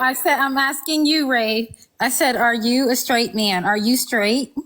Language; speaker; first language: English; native; English